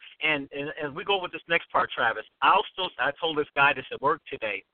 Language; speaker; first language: English; native; English